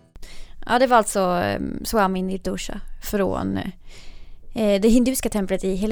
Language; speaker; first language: Swedish; native; Swedish